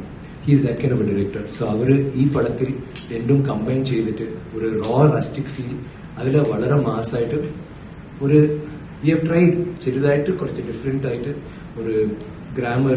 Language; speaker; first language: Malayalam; non-native, learner; Tamil